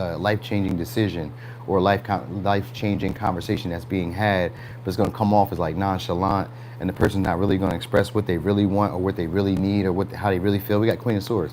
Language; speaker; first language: English; native; English